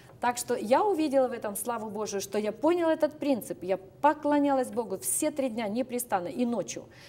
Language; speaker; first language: Russian; native; Russian